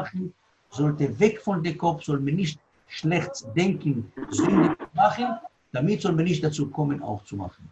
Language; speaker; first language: German; non-native, learner; Hebrew